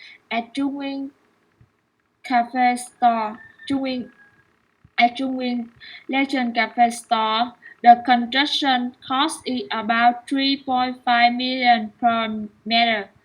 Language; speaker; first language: English; non-native, learner; Vietnamese